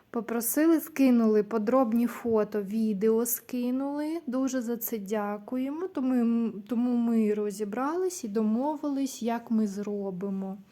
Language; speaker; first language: Ukrainian; non-native, local second language; Russian